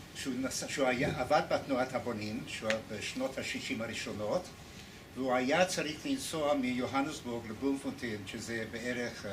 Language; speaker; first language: Hebrew; non-native, fluent; English